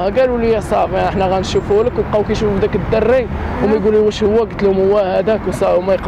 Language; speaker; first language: Arabic; native; Arabic